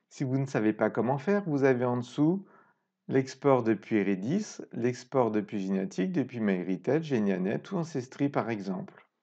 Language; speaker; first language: French; native; French